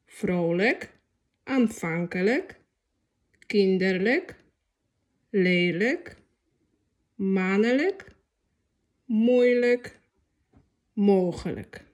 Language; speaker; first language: Dutch; non-native, fluent; Polish